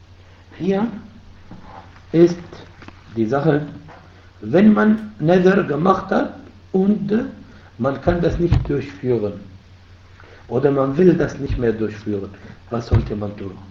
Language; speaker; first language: German; non-native, fluent; Arabic